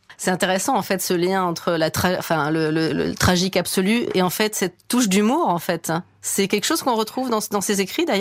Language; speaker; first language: French; native; French